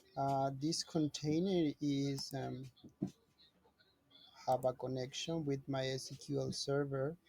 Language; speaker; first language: English; non-native, learner; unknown